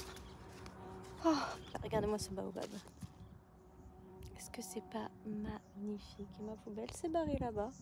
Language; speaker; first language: French; native; French